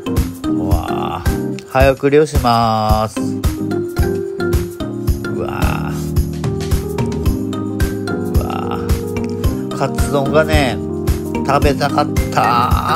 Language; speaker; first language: Japanese; native; Japanese